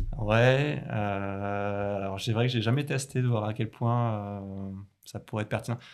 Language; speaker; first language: French; native; French